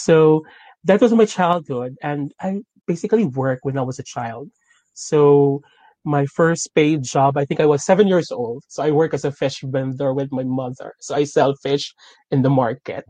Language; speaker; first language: English; non-native, local second language; Filipino